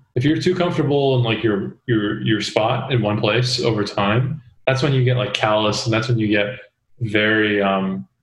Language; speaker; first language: English; early bilingual, other home language; Korean